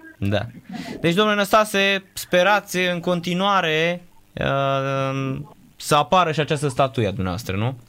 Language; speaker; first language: Romanian; native; Romanian